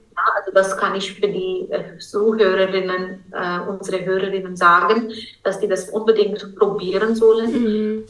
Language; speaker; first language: German; non-native, fluent; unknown